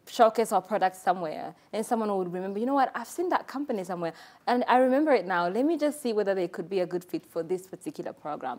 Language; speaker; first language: English; non-native, local second language; Kinyarwanda